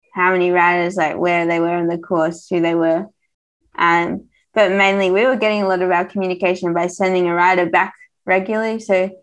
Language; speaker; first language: English; native; English